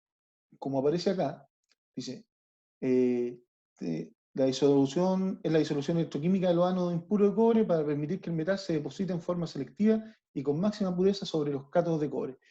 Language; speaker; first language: Spanish; native; Spanish